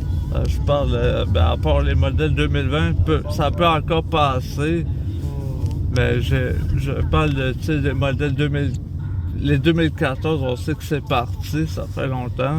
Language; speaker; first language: French; native; French